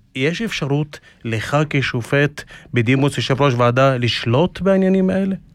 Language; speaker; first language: Hebrew; non-native, local second language; Arabic